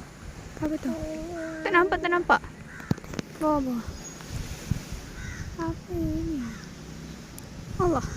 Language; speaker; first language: Malay; native; Malay